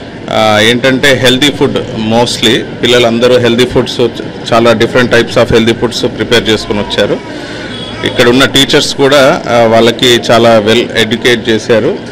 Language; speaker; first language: Telugu; native; Telugu